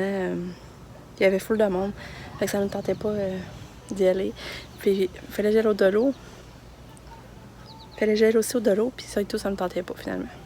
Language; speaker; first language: French; native; French